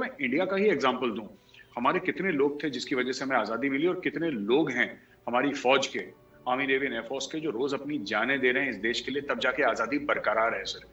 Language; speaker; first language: Hindi; native; Hindi